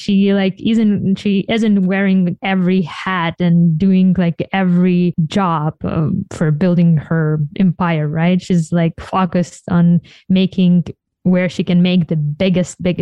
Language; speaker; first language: English; non-native, fluent; Ukrainian